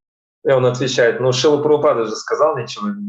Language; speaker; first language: Russian; native; Russian